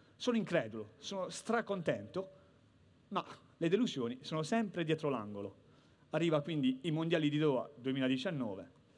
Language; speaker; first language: Italian; native; Italian